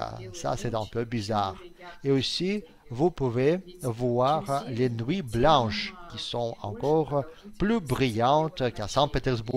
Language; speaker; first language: French; non-native, fluent; Russian